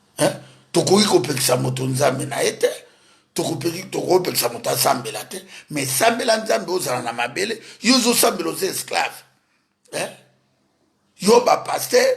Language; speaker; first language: Lingala; native; Lingala